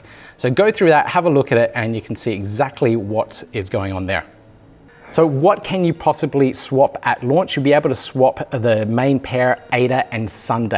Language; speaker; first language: English; native; English